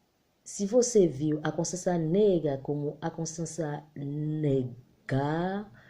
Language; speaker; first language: Portuguese; non-native, learner; Haitian Creole